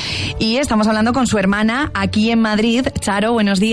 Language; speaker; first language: Spanish; native; Spanish